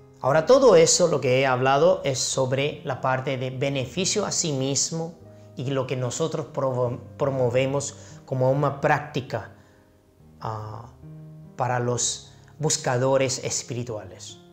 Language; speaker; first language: Spanish; non-native, fluent; Chinese